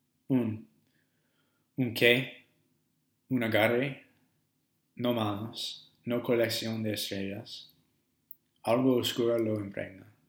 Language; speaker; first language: Spanish; non-native, fluent; English